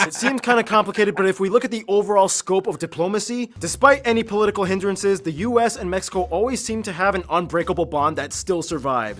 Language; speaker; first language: English; native; English